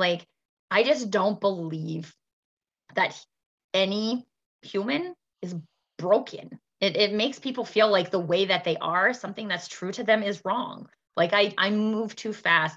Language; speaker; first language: English; native; English